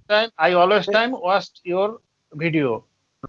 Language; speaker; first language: English; non-native, learner; Bangla